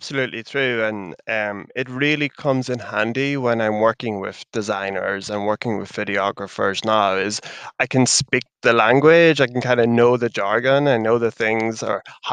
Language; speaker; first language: English; native; English